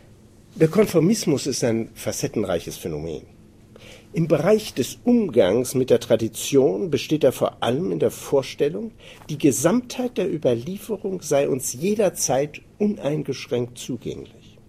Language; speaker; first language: German; native; German